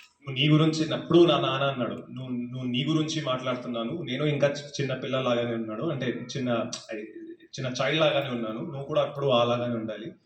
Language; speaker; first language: Telugu; non-native, fluent; Hindi